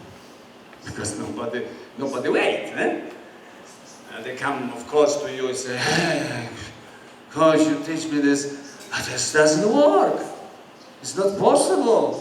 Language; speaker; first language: English; non-native, learner; Polish